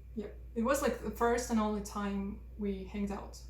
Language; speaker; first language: English; non-native, fluent; Russian